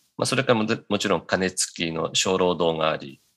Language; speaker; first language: Japanese; native; Japanese